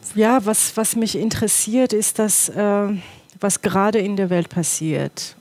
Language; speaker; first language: German; non-native, fluent; Persian